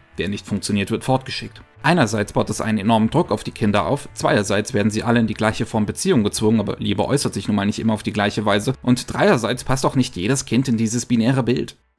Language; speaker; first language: German; native; German